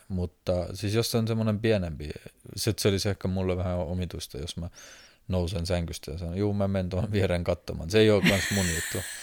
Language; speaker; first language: Finnish; non-native, fluent; Estonian